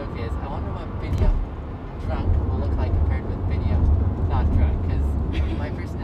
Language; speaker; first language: English; native; English